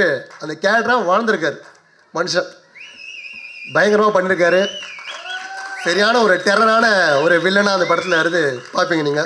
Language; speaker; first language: Tamil; native; Tamil